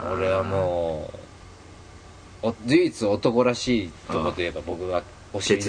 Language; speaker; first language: Japanese; native; Japanese